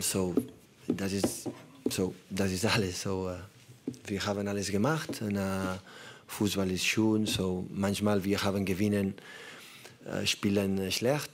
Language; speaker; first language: German; non-native, learner; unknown